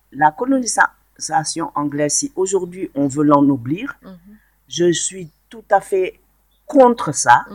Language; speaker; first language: French; non-native, local second language; Wolof